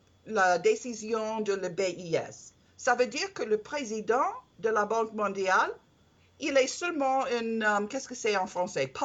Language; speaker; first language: French; non-native, learner; English